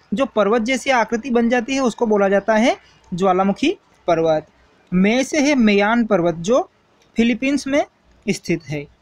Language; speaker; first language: Hindi; native; Hindi